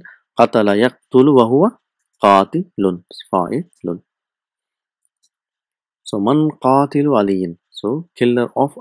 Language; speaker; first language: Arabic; non-native, fluent; English